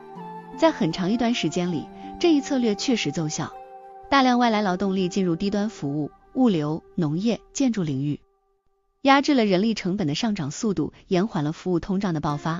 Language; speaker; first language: Chinese; native; Chinese